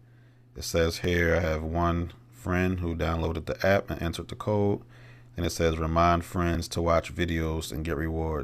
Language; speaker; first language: English; native; English